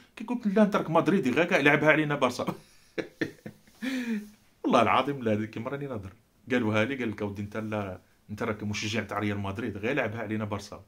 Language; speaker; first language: Arabic; native; Arabic